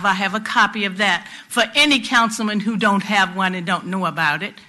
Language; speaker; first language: English; native; English